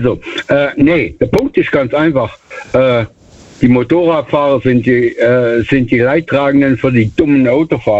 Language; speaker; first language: German; native; German